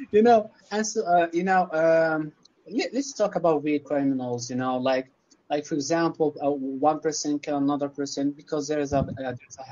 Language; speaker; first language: English; non-native, learner; Arabic